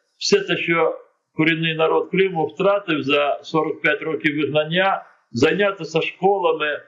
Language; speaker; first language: Ukrainian; non-native, local second language; Crimean Tatar